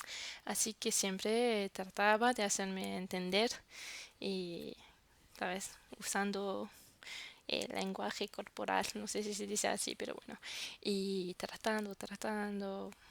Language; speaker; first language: Spanish; non-native, fluent; French